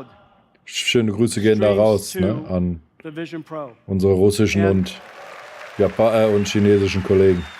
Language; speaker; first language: German; native; German